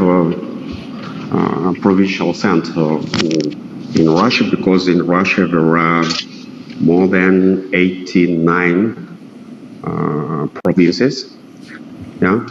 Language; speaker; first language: English; non-native, fluent; Russian